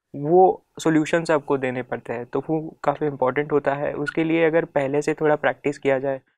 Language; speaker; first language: Hindi; non-native, local second language; Marathi